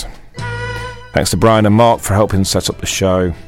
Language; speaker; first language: English; native; English